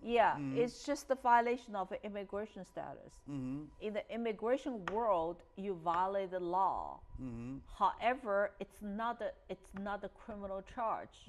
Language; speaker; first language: English; non-native, fluent; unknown